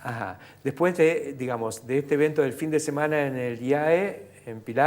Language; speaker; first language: Spanish; native; Spanish